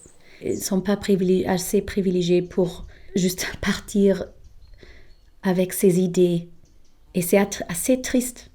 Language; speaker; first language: French; non-native, fluent; German